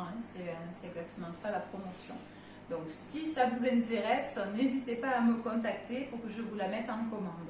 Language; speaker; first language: French; native; French